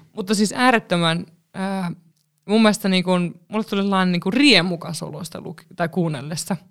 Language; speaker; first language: Finnish; native; Finnish